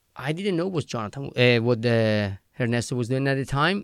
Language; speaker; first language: English; non-native, fluent; Italian